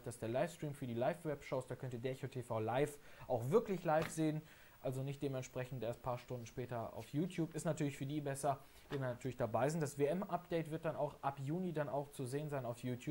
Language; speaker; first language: German; native; German